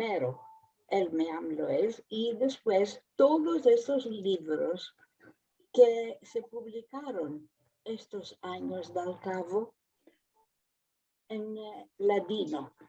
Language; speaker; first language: Spanish; early bilingual, heritage; Ladino